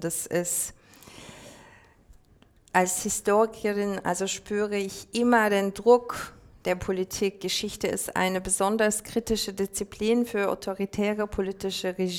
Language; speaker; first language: German; non-native, fluent; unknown